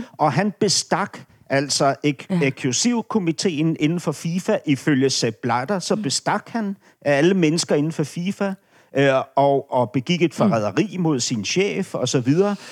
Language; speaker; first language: Danish; native; Danish